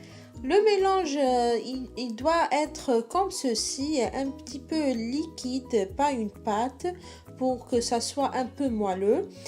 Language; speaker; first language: French; non-native, local second language; Arabic